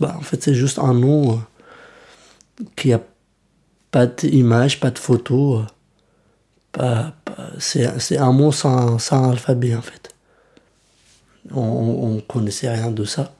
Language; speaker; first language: French; early bilingual, other home language; Kurdish